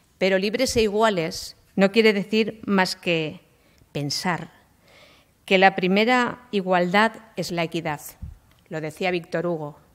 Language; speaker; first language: Spanish; native; Spanish